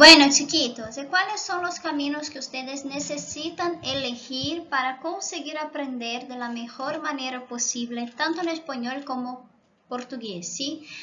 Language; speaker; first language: Spanish; non-native, local second language; Portuguese